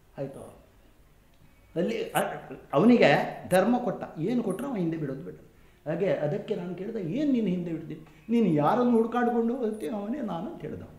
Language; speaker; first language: Kannada; non-native, local second language; Konkani